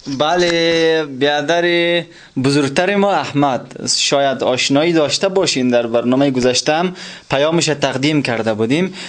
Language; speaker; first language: Persian; native; Persian